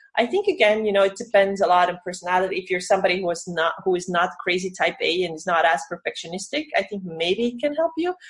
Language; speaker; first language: English; non-native, fluent; Estonian